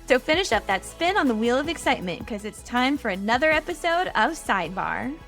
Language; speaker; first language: English; native; English